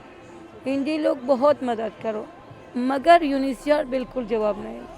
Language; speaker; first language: Hindi; non-native, learner; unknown